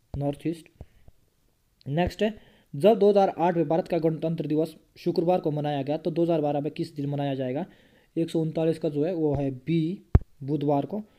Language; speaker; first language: Hindi; native; Hindi